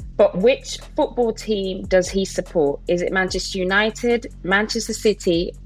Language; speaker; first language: English; native; English